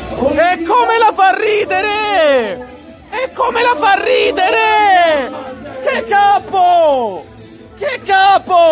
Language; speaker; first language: Italian; native; Italian